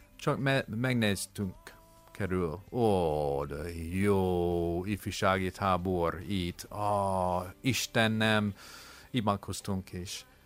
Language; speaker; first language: Hungarian; non-native, learner; English